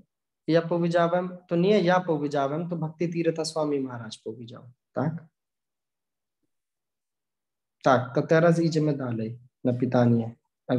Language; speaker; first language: Polish; non-native, learner; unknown